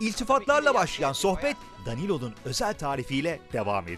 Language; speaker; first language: Turkish; native; Turkish